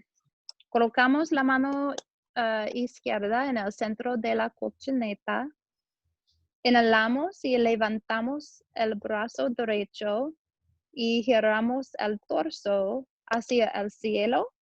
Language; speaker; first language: Spanish; non-native, learner; English